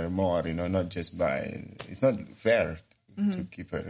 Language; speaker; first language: English; non-native, learner; Indonesian